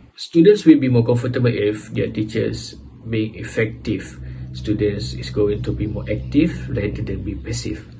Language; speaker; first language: English; non-native, local second language; Malay